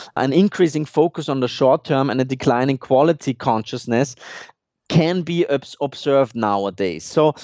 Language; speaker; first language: English; non-native, fluent; German